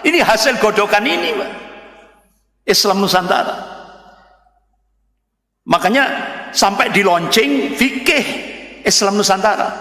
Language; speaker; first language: Indonesian; non-native, local second language; Javanese